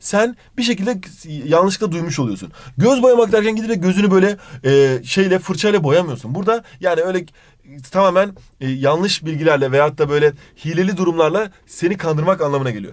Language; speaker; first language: Turkish; native; Turkish